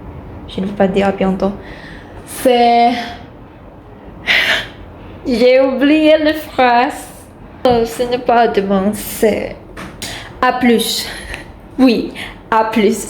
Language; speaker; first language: French; non-native, learner; Indonesian